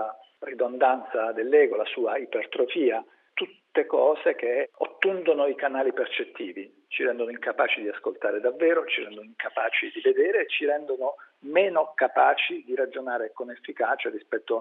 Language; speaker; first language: Italian; native; Italian